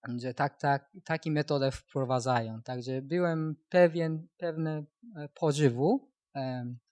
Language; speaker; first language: Polish; non-native, learner; Japanese